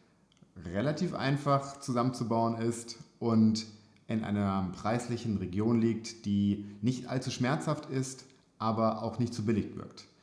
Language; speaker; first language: German; native; German